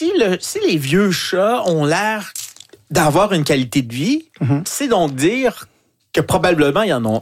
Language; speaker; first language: French; native; French